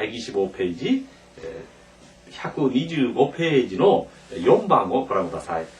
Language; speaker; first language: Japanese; non-native, fluent; Korean